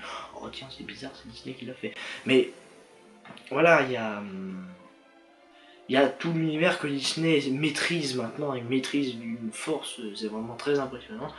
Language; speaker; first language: French; native; French